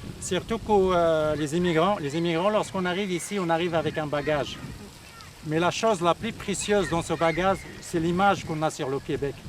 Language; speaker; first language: French; non-native, local second language; Arabic